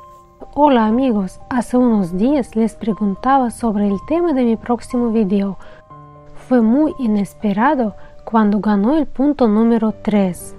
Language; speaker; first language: Spanish; non-native, fluent; Russian